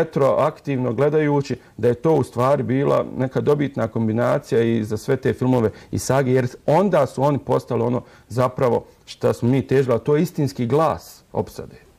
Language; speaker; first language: Serbian; native; Serbian